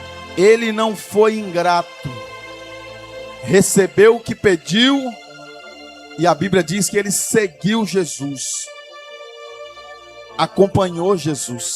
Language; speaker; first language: Portuguese; native; Portuguese